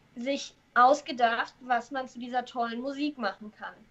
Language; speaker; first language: German; native; German